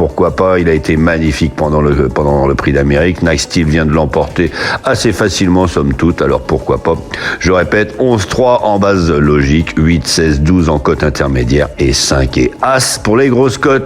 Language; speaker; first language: French; native; French